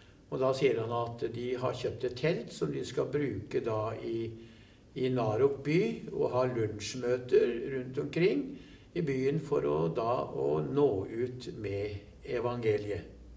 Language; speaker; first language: Norwegian; native; Norwegian